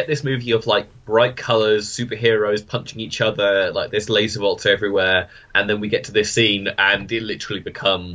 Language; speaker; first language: English; native; English